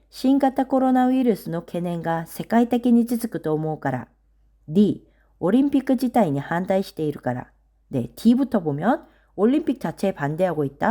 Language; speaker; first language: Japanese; non-native, fluent; Korean